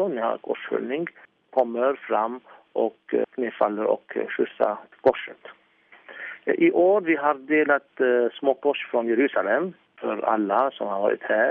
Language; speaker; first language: Swedish; non-native, fluent; Arabic